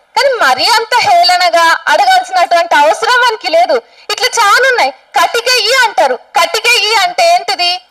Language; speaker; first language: Telugu; native; Telugu